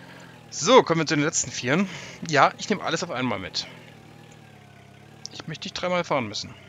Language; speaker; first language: German; native; German